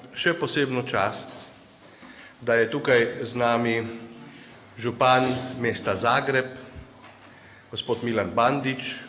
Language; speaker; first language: Slovenian; native; Slovenian